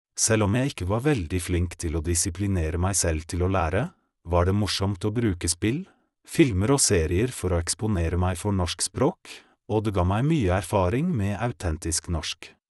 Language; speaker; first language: Norwegian; non-native, fluent; Polish